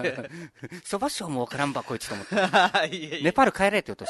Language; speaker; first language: Japanese; native; Japanese